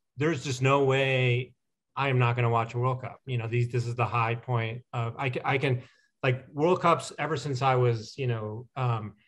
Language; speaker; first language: English; non-native, fluent; Spanish